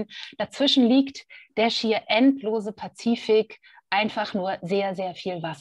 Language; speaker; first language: German; native; German